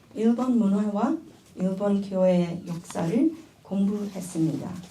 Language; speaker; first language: Korean; early bilingual, other home language; Chinese